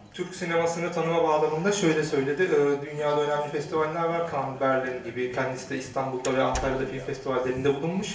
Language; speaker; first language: Turkish; native; Turkish